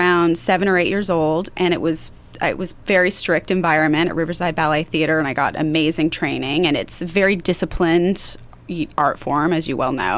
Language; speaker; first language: English; native; English